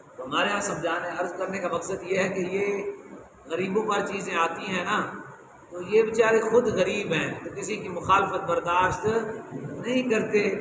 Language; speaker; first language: Urdu; non-native, local second language; Punjabi